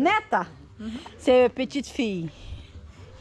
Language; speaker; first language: French; non-native, fluent; Portuguese